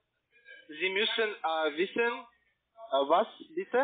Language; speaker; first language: German; non-native, learner; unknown